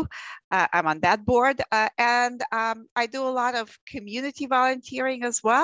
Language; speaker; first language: English; early bilingual, other home language; Russian